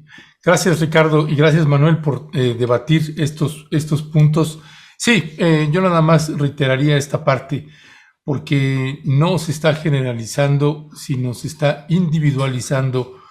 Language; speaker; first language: Spanish; native; Spanish